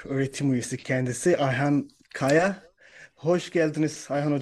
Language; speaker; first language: Turkish; non-native, fluent; Urdu